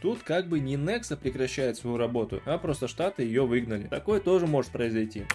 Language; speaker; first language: Russian; native; Russian